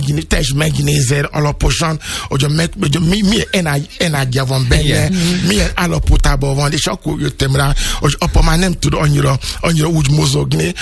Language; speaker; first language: Hungarian; non-native, learner; Yoruba